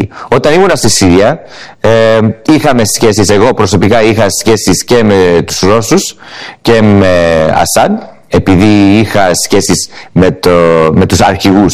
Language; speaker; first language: Greek; early bilingual, heritage; English